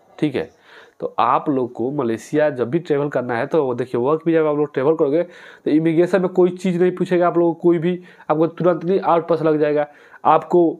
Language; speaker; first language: Hindi; native; Hindi